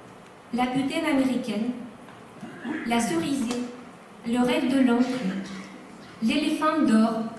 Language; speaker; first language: French; non-native, fluent; Russian